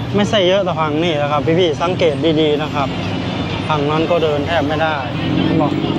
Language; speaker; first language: Thai; native; Thai